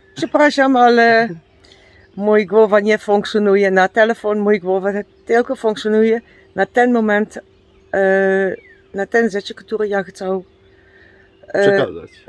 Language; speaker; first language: Polish; non-native, learner; Dutch